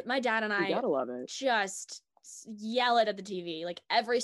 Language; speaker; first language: English; native; English